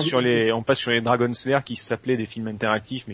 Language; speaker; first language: French; native; French